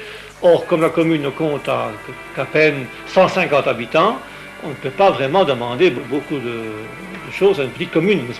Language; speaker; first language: French; native; French